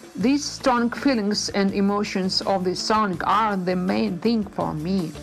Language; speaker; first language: English; non-native, fluent; Ukrainian